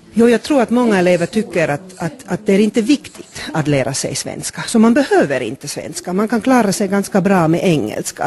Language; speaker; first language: Swedish; non-native, local second language; Finnish